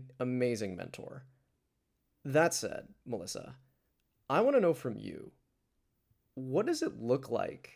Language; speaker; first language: English; native; English